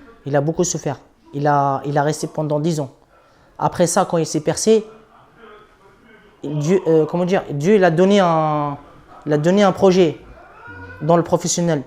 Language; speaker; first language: French; non-native, local second language; Arabic